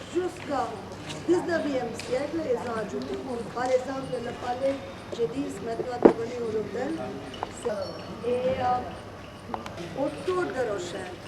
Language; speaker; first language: French; non-native, fluent; Hindi